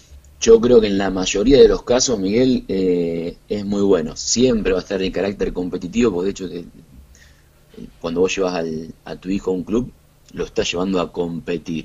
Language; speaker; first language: Spanish; native; Spanish